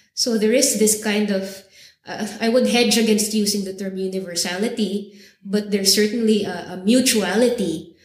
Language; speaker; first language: English; native; English